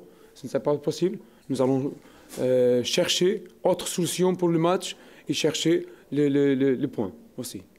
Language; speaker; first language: French; non-native, learner; Portuguese